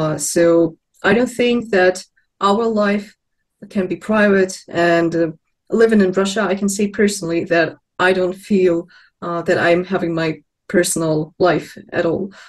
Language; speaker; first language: English; non-native, fluent; Russian